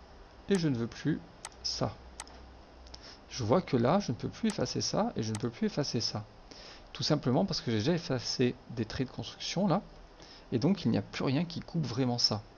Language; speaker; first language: French; native; French